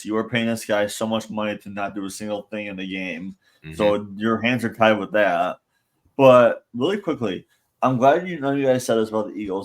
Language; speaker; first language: English; native; English